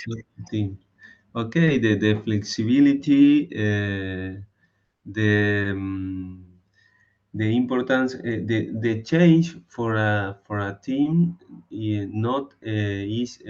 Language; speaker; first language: English; non-native, learner; Spanish